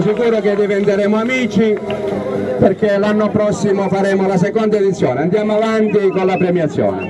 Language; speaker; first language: Italian; native; Italian